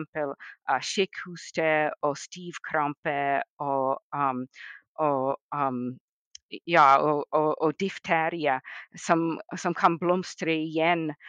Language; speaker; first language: Norwegian; non-native, fluent; English